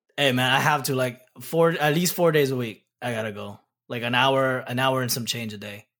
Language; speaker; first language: English; early bilingual, other home language; Pampanga